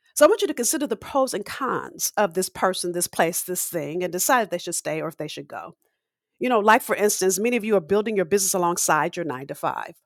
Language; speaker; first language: English; native; English